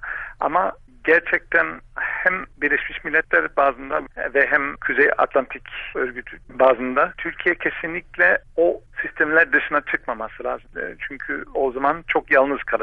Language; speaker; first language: Turkish; non-native, fluent; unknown